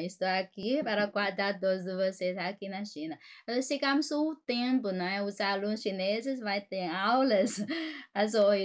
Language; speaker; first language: Portuguese; non-native, fluent; Chinese